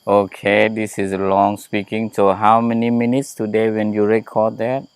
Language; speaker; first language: English; non-native, learner; Thai